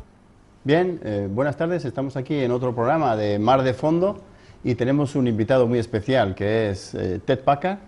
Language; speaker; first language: Spanish; native; Spanish